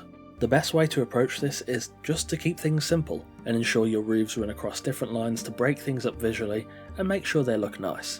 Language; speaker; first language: English; native; English